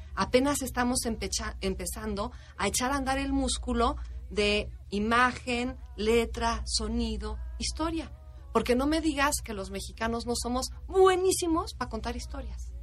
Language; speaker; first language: Spanish; native; Spanish